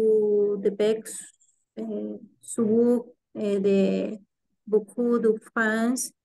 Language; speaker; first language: French; non-native, learner; Spanish